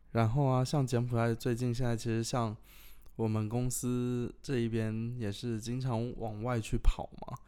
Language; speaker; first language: Chinese; early bilingual, heritage; Chinese